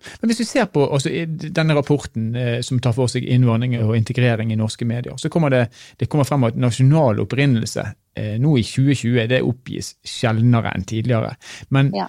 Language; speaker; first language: Norwegian; native; Norwegian